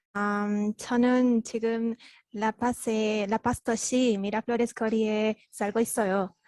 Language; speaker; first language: Korean; non-native, learner; Spanish